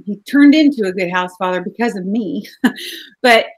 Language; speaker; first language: English; native; English